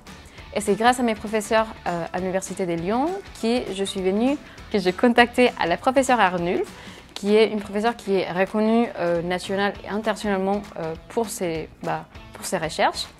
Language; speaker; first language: French; non-native, fluent; Spanish